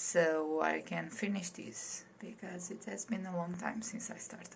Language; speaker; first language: English; non-native, fluent; Portuguese